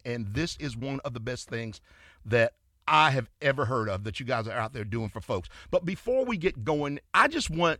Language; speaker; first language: English; native; English